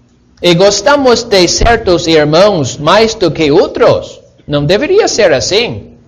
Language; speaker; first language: Portuguese; non-native, fluent; English